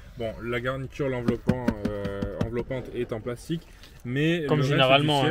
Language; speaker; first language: French; native; French